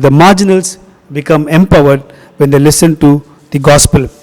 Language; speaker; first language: English; non-native, local second language; Tamil